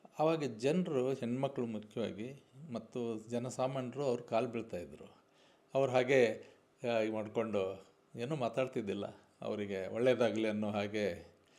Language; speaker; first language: Kannada; non-native, local second language; Urdu